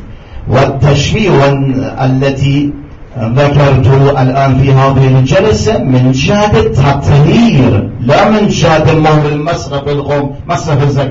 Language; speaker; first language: Arabic; non-native, fluent; Persian